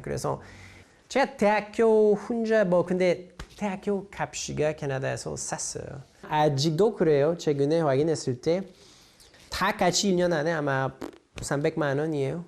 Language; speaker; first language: Korean; non-native, learner; English